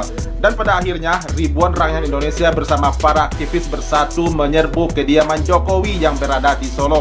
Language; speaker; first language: Indonesian; native; Indonesian